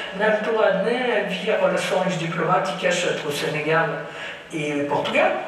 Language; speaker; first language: Portuguese; non-native, fluent; French